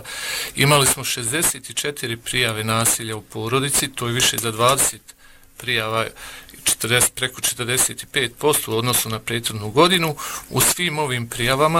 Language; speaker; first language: Bosnian; native; Bosnian